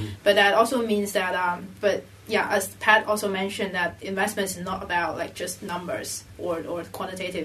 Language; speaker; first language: English; non-native, local second language; Cantonese